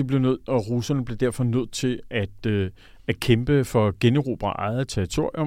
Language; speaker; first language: Danish; native; Danish